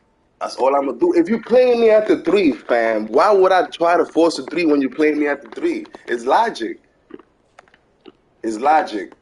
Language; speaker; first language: English; native; English